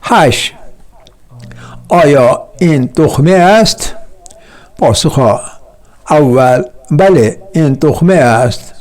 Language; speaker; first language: Persian; non-native, fluent; Urdu